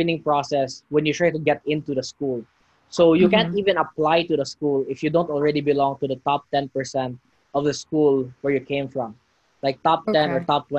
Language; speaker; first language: English; non-native, local second language; Cebuano